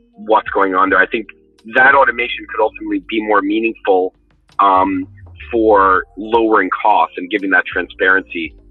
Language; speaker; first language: English; native; English